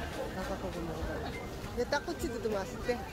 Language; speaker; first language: Korean; non-native, learner; Filipino